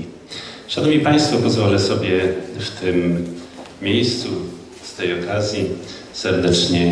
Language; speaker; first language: Polish; native; Polish